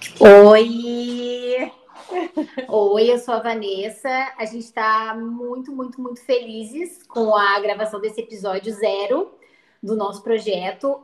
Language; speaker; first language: Portuguese; native; Portuguese